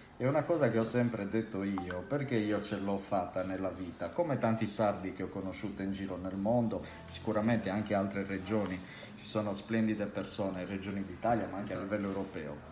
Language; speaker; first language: Italian; native; Italian